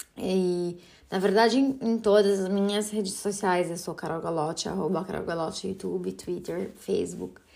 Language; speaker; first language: Portuguese; early bilingual, heritage; Portuguese